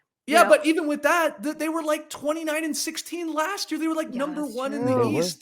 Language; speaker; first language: English; native; English